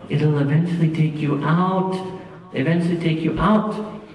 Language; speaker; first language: English; early bilingual, other home language; Urdu